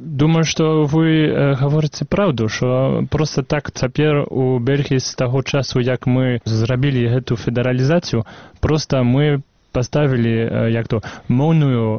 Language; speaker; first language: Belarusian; non-native, fluent; French